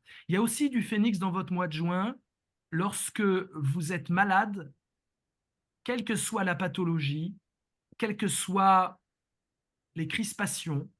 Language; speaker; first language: French; native; French